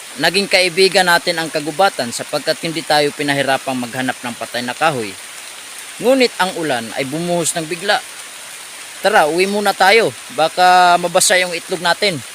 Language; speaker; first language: Filipino; non-native, local second language; Waray